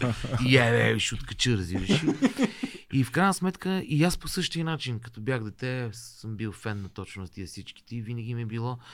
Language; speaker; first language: Bulgarian; native; Bulgarian